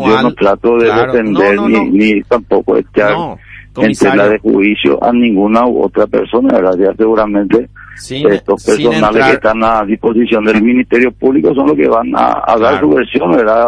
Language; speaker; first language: Spanish; native; Spanish